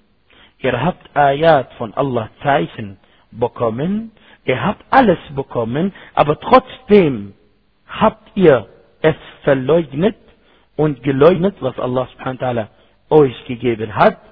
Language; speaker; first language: German; non-native, fluent; Arabic